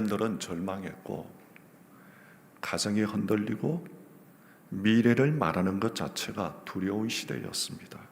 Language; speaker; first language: Korean; native; Korean